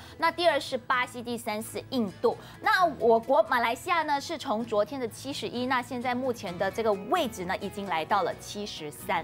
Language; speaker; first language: Chinese; native; Chinese